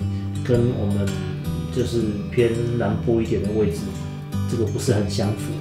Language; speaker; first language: Chinese; native; Chinese